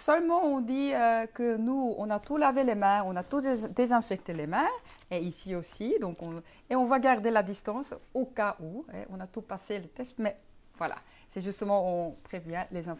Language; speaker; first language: French; non-native, fluent; Korean